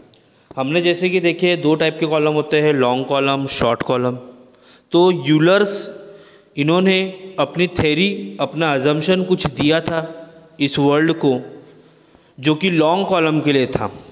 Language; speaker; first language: Hindi; non-native, local second language; Marathi